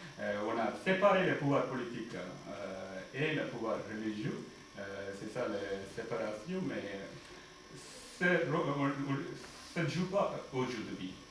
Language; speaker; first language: French; non-native, fluent; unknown